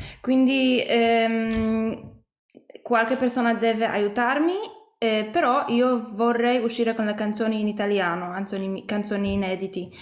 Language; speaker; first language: Italian; non-native, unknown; Polish